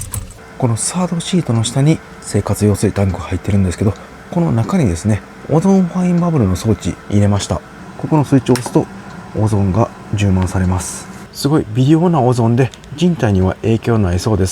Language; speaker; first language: Japanese; native; Japanese